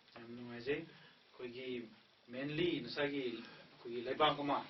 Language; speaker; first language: Manipuri; native; Manipuri